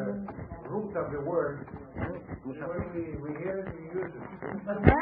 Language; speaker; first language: English; non-native, fluent; Ladino